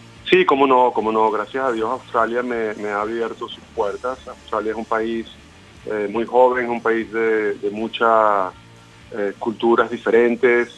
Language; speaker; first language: Spanish; native; Spanish